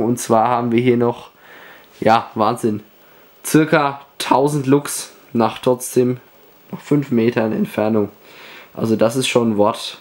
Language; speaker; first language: German; native; German